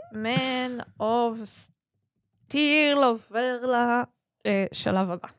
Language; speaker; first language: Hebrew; native; Hebrew